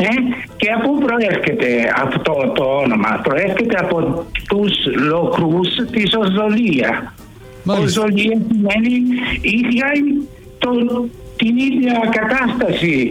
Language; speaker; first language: Greek; early bilingual, heritage; Greek